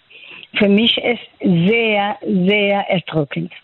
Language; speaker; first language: German; non-native, fluent; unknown